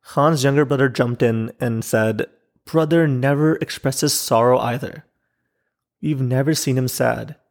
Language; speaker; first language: English; non-native, local second language; Urdu